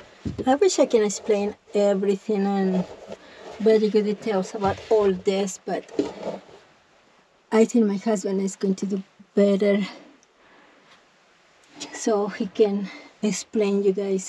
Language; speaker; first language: English; non-native, learner; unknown